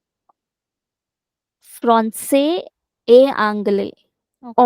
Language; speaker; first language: French; non-native, learner; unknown